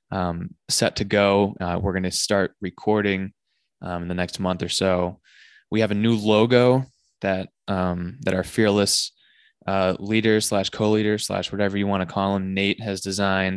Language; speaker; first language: English; native; English